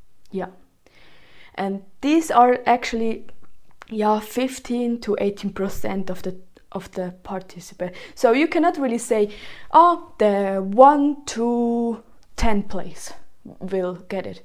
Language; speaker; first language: English; non-native, fluent; German